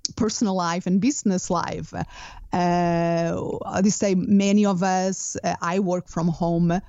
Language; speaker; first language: English; non-native, fluent; Portuguese